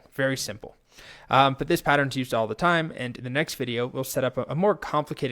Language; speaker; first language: English; native; English